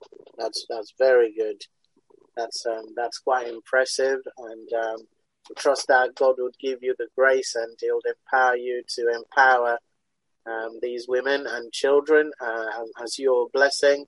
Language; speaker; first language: English; non-native, local second language; Yoruba